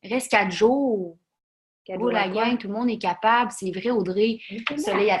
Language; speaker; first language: French; native; French